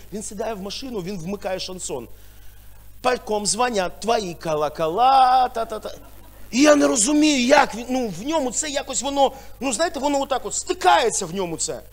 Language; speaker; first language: Ukrainian; non-native, local second language; Russian